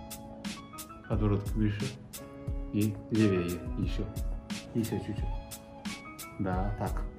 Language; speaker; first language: Russian; non-native, local second language; Uzbek